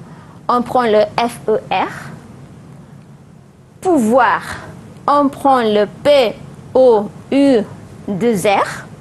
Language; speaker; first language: French; non-native, fluent; Malay